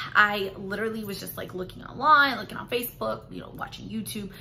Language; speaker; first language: English; native; English